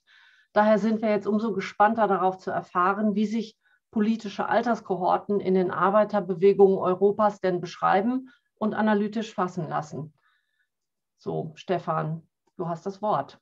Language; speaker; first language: German; native; German